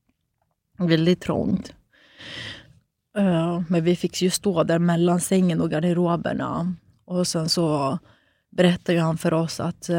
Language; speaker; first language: Swedish; native; Swedish